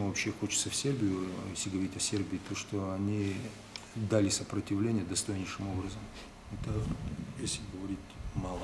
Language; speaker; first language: Russian; native; Russian